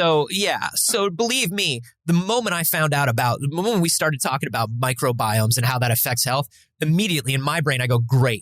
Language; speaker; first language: English; native; English